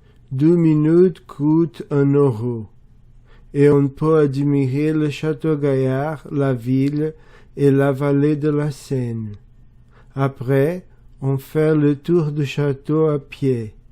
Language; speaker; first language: French; non-native, learner; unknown